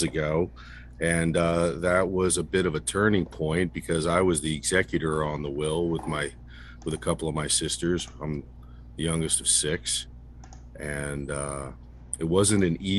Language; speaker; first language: English; native; English